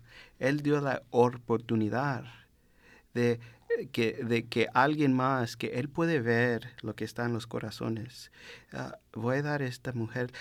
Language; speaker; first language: Spanish; non-native, learner; English